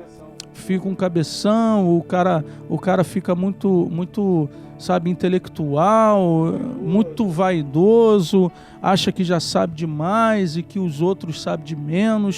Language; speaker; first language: Portuguese; native; Portuguese